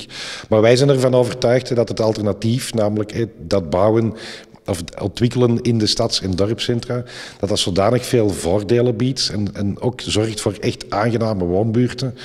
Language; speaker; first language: Dutch; native; Dutch